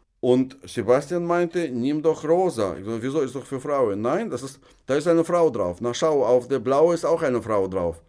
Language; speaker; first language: German; non-native, fluent; Russian